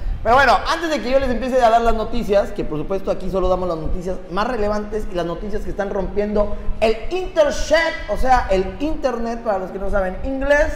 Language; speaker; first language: Spanish; native; Spanish